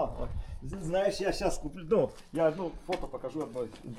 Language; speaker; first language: Russian; non-native, learner; Lithuanian